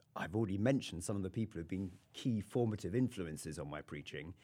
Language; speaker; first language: English; native; English